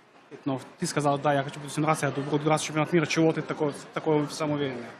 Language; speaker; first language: Russian; native; Russian